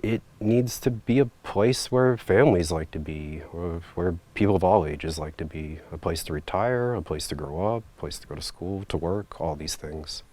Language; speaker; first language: English; native; English